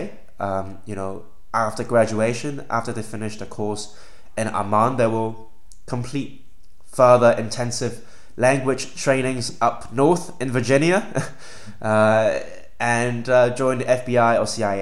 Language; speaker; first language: English; non-native, local second language; Cantonese